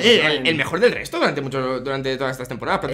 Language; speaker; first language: Spanish; native; Spanish